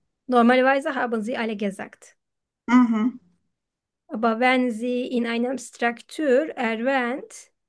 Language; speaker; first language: German; non-native, fluent; Turkish